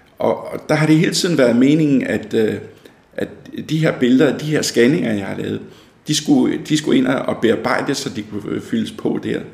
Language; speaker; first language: Danish; native; Danish